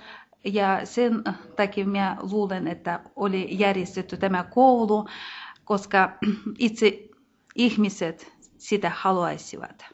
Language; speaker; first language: Finnish; non-native, fluent; Russian